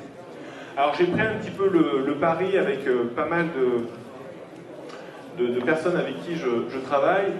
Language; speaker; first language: French; native; French